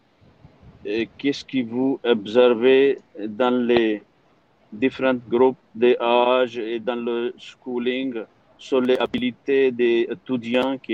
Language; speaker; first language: French; non-native, learner; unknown